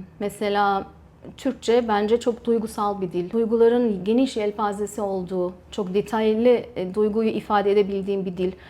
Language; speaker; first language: Turkish; early bilingual, heritage; Turkish